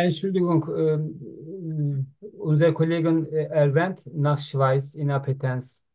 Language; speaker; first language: German; non-native, learner; Turkish